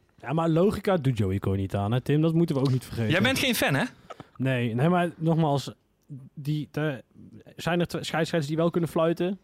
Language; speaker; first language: Dutch; native; Dutch